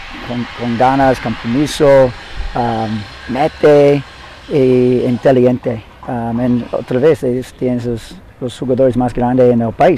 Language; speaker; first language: Spanish; non-native, learner; English